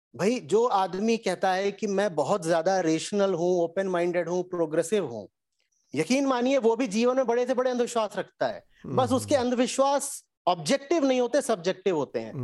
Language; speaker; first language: Hindi; native; Hindi